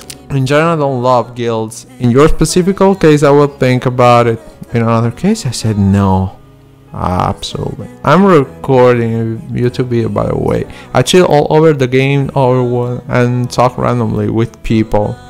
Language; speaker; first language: English; non-native, fluent; Italian